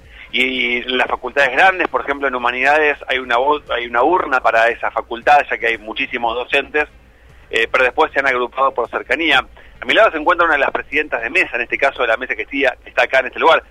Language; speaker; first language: Spanish; native; Spanish